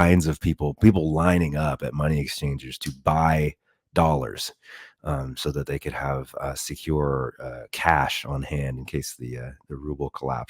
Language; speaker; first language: English; native; English